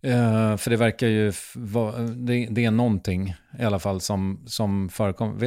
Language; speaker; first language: Swedish; native; Swedish